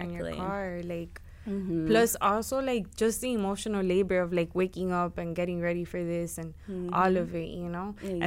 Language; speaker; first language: English; native; English